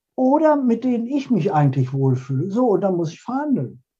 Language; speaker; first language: German; early bilingual, other home language; Polish